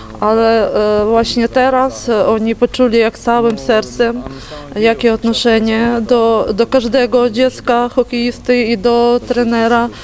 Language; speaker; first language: Polish; non-native, learner; Ukrainian